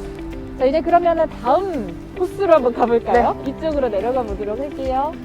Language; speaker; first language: Korean; native; Korean